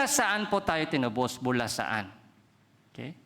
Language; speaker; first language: Filipino; non-native, fluent; Korean